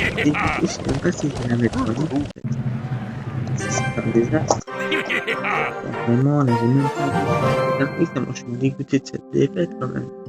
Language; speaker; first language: French; native; French